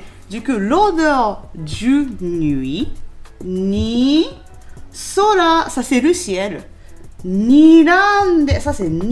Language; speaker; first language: French; non-native, learner; Japanese